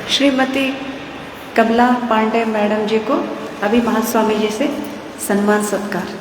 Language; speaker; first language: Hindi; non-native, local second language; Kannada